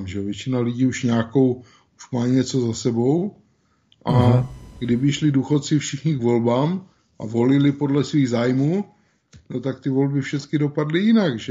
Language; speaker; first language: Czech; native; Czech